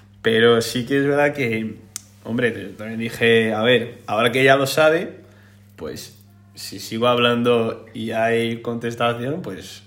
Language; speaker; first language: Spanish; non-native, fluent; Portuguese